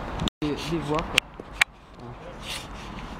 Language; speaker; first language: French; native; French